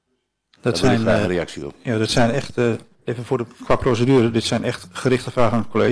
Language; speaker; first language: Dutch; native; Dutch